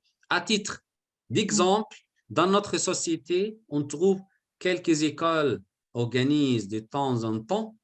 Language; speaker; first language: French; non-native, fluent; Arabic